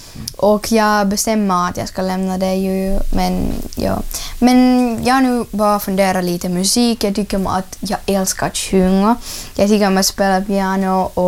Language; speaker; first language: Swedish; non-native, learner; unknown